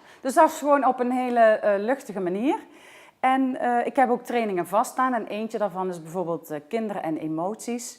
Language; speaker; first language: Dutch; native; Dutch